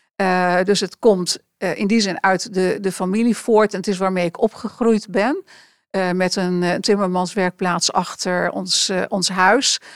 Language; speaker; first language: Dutch; native; Dutch